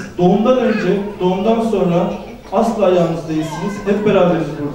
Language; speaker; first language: Turkish; native; Turkish